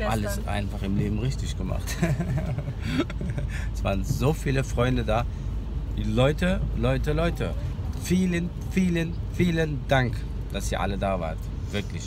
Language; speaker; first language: German; early bilingual, other home language; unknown